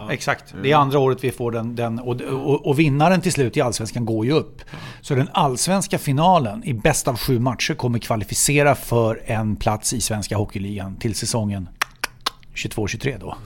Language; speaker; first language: Swedish; native; Swedish